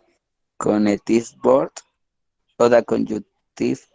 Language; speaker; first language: German; non-native, learner; Spanish